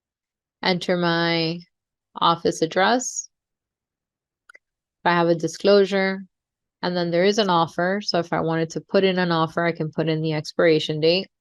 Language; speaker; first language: English; native; English